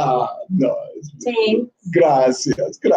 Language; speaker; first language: Spanish; non-native, learner; English